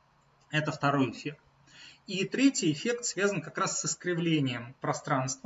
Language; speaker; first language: Russian; native; Russian